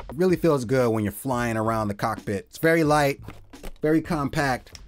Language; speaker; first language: English; native; English